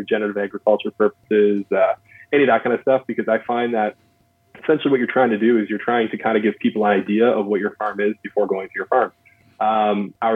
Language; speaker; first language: English; native; English